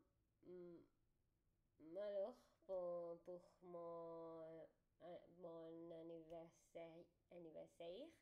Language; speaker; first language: French; non-native, learner; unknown